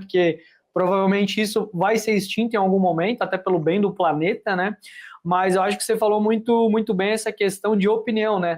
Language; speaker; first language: Portuguese; native; Portuguese